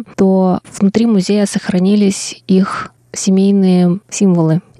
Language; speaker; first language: Russian; native; Russian